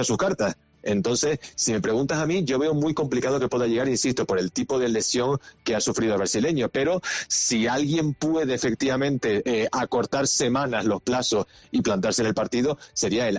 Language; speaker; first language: Spanish; native; Spanish